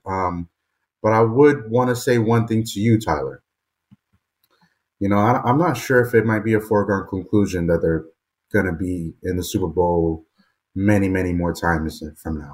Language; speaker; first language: English; native; English